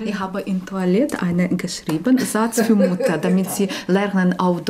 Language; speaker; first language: German; non-native, learner; Ukrainian